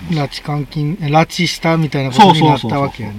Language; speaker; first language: Japanese; native; Japanese